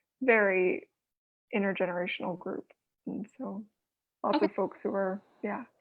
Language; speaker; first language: English; native; English